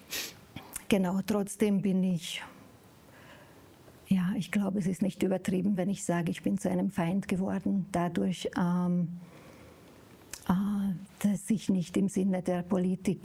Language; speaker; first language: German; non-native, fluent; Hungarian